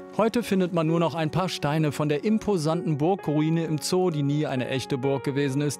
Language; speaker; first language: German; native; German